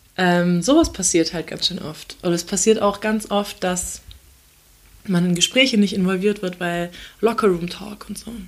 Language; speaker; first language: German; early bilingual, other home language; Turkish